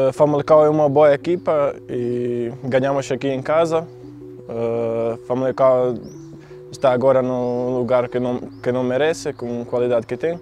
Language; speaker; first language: Portuguese; non-native, fluent; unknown